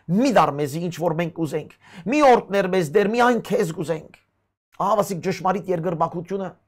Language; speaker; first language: Armenian; native; Armenian